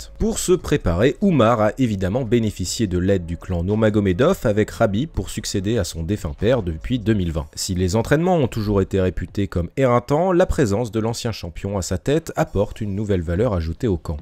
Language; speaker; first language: French; native; French